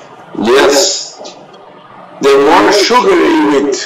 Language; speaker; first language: English; non-native, learner; Portuguese